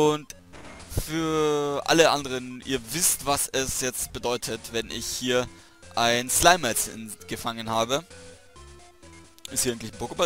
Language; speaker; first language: German; native; German